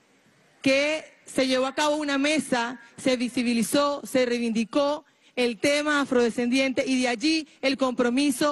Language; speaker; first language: Spanish; native; Spanish